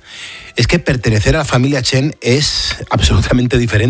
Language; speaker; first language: Spanish; native; Spanish